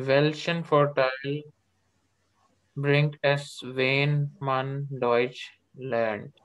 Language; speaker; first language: German; non-native, learner; Urdu